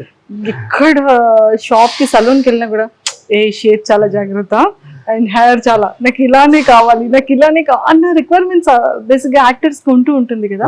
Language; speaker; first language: Telugu; native; Telugu